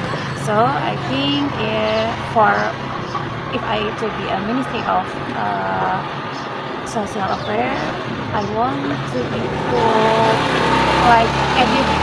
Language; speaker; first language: English; non-native, learner; Indonesian